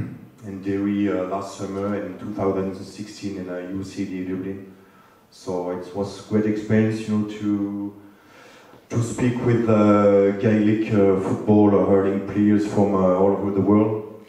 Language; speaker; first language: English; non-native, fluent; French